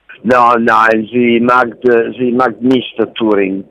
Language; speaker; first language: German; non-native, learner; Italian